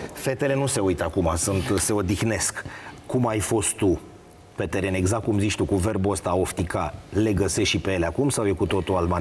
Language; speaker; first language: Romanian; native; Romanian